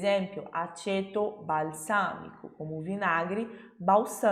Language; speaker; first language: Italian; non-native, fluent; Portuguese